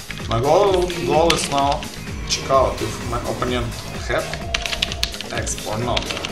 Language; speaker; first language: English; non-native, learner; Russian